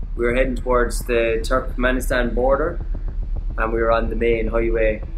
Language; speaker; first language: English; native; English